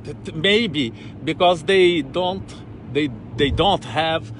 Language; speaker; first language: English; non-native, learner; Portuguese